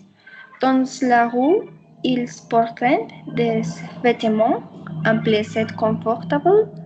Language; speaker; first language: French; non-native, learner; Spanish